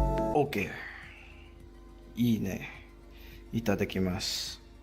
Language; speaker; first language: Japanese; non-native, learner; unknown